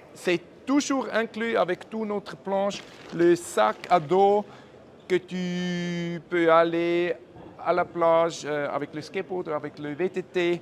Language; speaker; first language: French; non-native, fluent; German